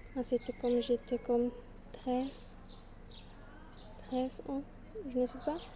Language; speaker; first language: French; non-native, learner; German